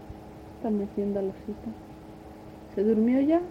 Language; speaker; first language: Spanish; native; Spanish